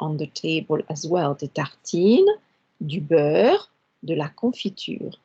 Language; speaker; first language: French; non-native, fluent; English